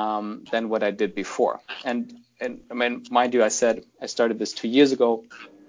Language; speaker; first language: English; non-native, fluent; German